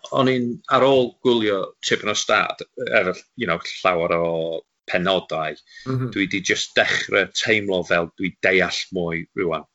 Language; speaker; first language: Welsh; non-native, local second language; English